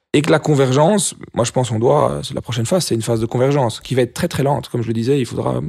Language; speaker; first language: French; native; French